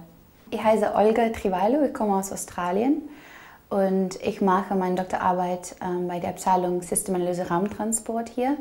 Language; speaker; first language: German; non-native, fluent; English